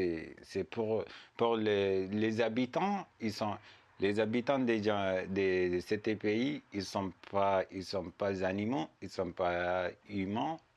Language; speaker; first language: French; non-native, learner; Arabic